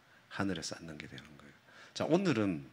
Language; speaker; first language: Korean; native; Korean